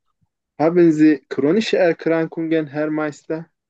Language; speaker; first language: German; non-native, fluent; Turkish